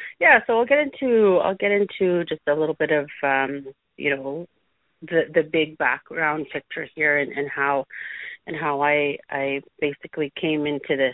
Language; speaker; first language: English; native; English